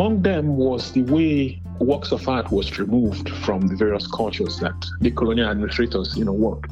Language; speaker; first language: English; non-native, local second language; Igbo